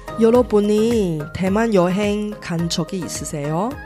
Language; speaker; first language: Korean; non-native, fluent; Chinese